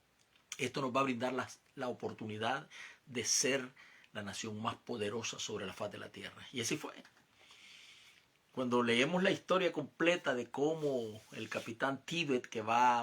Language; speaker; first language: Spanish; native; Spanish